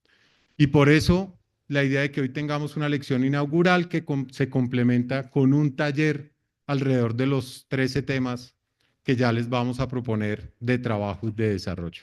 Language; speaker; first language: Spanish; native; Spanish